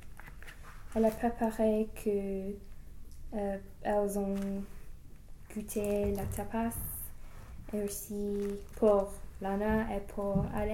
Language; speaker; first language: French; non-native, learner; English